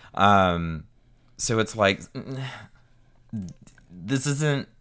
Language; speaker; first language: English; native; English